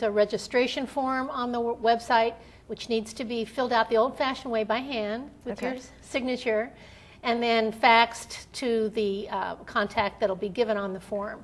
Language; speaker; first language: English; native; English